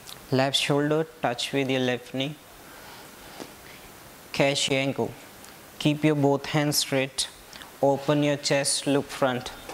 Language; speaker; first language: English; non-native, local second language; Hindi